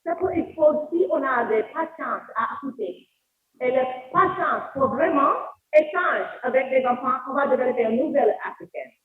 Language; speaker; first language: French; non-native, local second language; Wolof